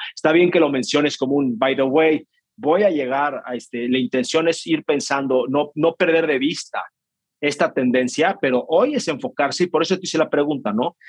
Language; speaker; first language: Spanish; native; Spanish